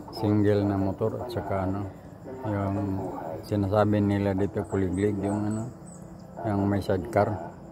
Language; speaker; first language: Filipino; non-native, local second language; Waray